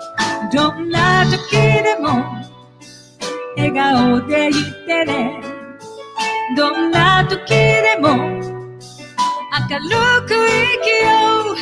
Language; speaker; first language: Japanese; native; Japanese